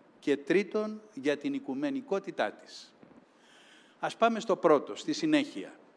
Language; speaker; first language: Greek; native; Greek